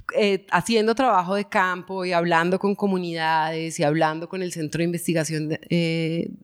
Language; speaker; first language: Spanish; native; Spanish